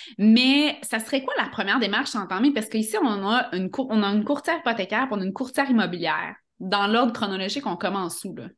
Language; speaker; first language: French; native; French